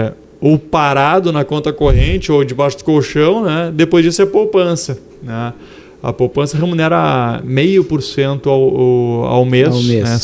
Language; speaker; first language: Portuguese; native; Portuguese